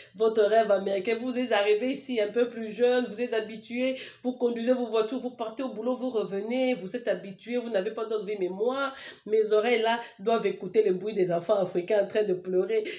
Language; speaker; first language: French; non-native, local second language; Lingala